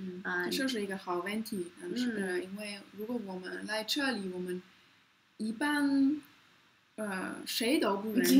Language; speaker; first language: Chinese; non-native, learner; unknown